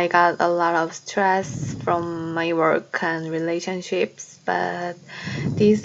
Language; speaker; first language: English; non-native, learner; Korean